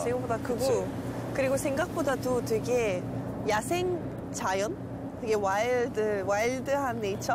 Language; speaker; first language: Korean; non-native, fluent; Russian